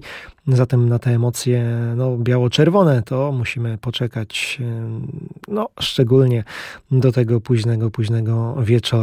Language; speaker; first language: Polish; native; Polish